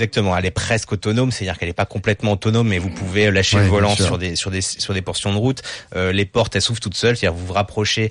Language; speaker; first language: French; native; French